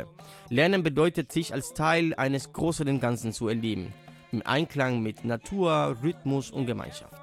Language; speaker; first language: German; native; German